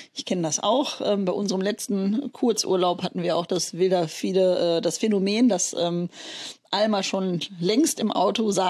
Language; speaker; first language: German; native; German